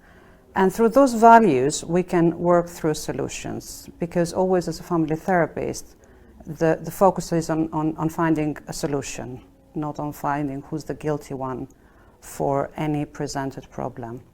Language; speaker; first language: English; non-native, fluent; Albanian